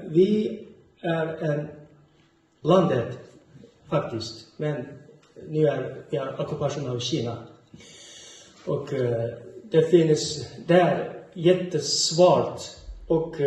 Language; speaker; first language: Swedish; non-native, learner; Uyghur